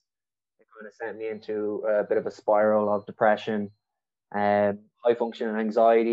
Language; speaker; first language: English; native; English